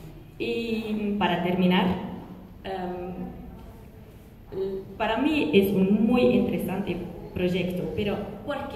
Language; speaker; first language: Spanish; non-native, learner; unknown